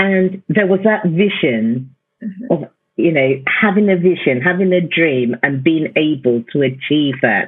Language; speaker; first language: English; non-native, local second language; Yoruba